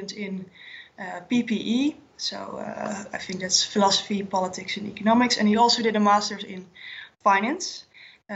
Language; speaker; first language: English; non-native, fluent; Dutch